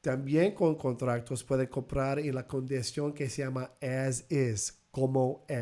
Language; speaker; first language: Spanish; early bilingual, heritage; English